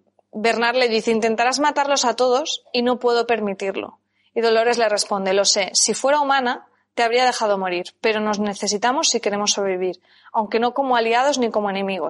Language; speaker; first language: Spanish; native; Spanish